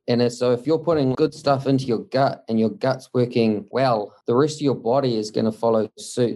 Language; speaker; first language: English; native; English